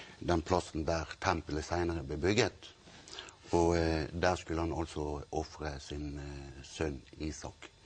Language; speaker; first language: Norwegian; native; Norwegian